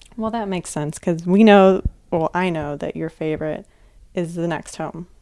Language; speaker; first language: English; native; English